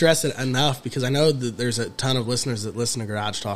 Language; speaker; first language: English; native; English